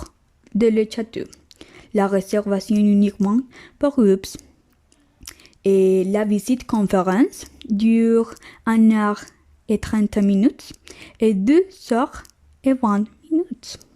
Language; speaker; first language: French; non-native, learner; Spanish